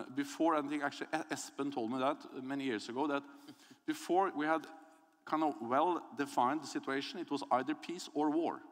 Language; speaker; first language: English; non-native, fluent; Norwegian